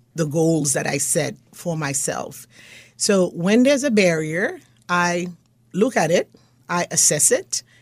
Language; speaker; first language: English; non-native, fluent; Haitian Creole